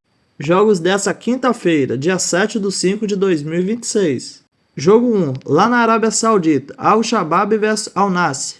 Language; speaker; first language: Portuguese; native; Portuguese